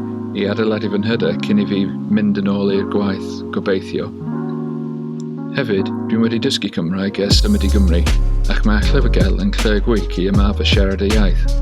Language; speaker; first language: Welsh; non-native, learner; English